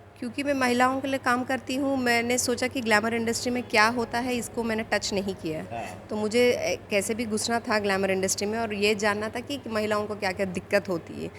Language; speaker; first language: Hindi; non-native, local second language; Telugu